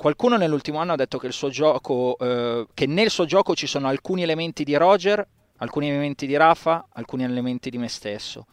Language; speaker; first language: Italian; native; Italian